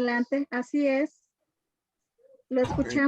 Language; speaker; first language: Spanish; native; Spanish